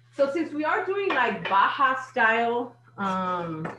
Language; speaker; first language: English; native; English